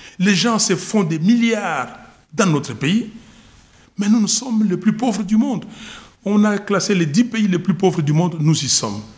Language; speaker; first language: French; non-native, local second language; Lingala